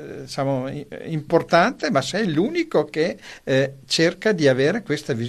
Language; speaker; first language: Italian; native; Italian